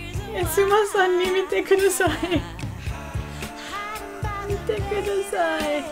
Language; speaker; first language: Japanese; non-native, learner; English